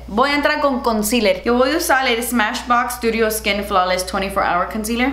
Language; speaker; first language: Spanish; early bilingual, heritage; Spanish